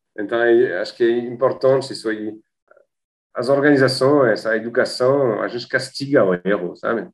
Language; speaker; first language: Portuguese; non-native, fluent; French